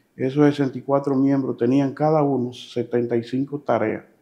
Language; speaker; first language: Spanish; native; Spanish